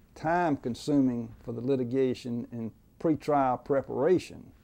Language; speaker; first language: English; native; English